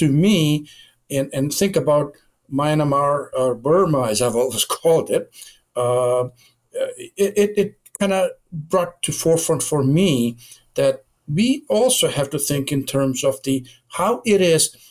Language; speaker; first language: English; non-native, local second language; Gujarati